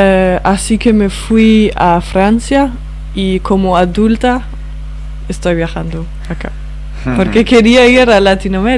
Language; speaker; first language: Spanish; non-native, fluent; Danish